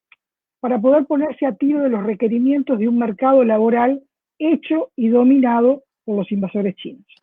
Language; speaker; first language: Spanish; native; Spanish